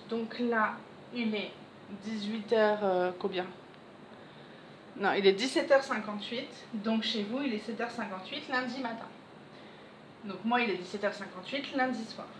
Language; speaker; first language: French; native; French